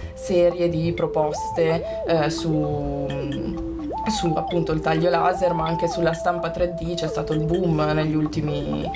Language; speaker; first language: Italian; native; Italian